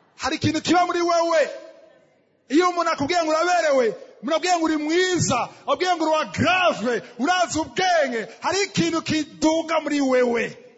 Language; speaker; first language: Rundi; native; Rundi